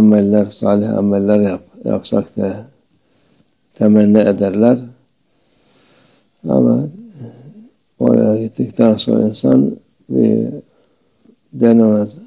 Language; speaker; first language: Turkish; native; Turkish